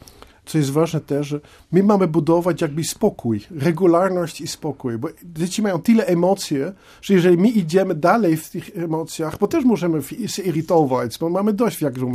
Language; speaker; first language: Polish; non-native, fluent; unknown